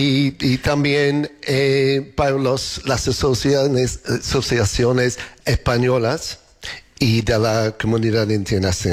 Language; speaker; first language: Spanish; non-native, learner; English